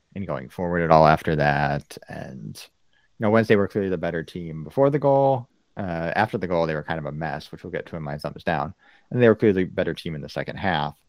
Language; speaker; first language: English; native; English